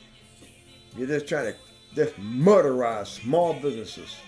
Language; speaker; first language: English; native; English